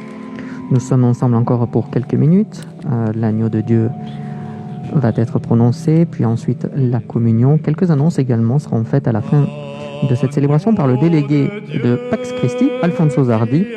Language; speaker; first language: French; native; French